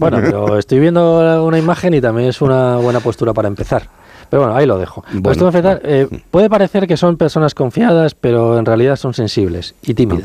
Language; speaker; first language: Spanish; native; Spanish